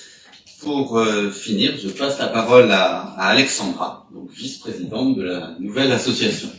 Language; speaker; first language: French; native; French